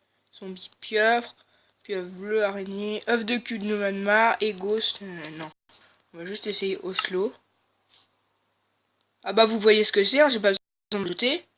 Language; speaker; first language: French; native; French